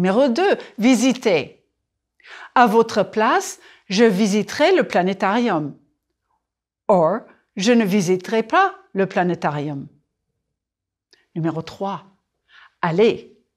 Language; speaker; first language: French; non-native, fluent; English